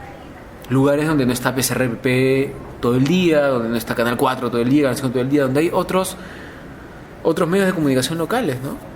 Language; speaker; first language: Spanish; native; Spanish